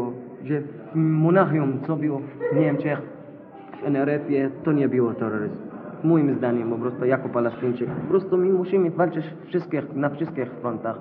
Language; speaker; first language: Polish; non-native, learner; Arabic